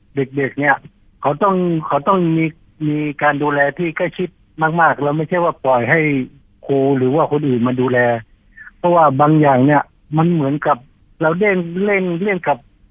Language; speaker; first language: Thai; native; Thai